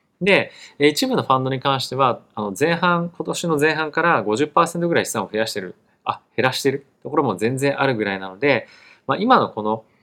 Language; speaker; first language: Japanese; native; Japanese